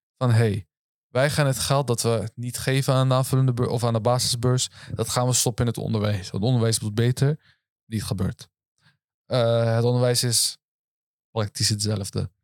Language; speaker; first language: Dutch; early bilingual, other home language; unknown